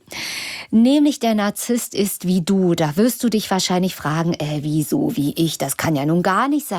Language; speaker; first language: German; native; German